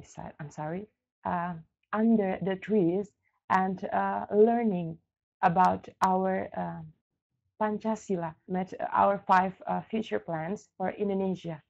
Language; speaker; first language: English; non-native, learner; Indonesian